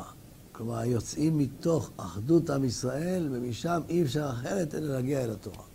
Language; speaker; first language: Hebrew; native; Hebrew